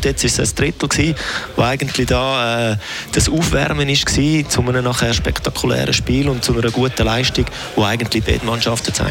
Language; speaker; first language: German; native; German